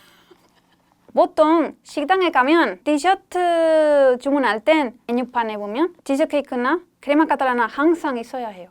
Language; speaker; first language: Korean; non-native, fluent; Spanish